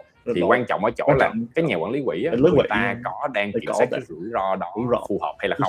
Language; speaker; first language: Vietnamese; native; Vietnamese